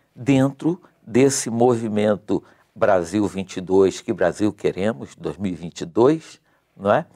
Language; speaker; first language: Portuguese; native; Portuguese